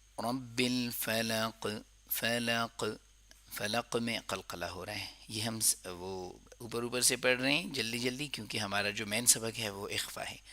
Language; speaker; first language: Urdu; non-native, local second language; Pashto